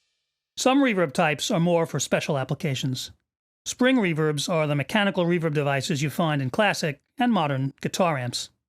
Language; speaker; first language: English; native; English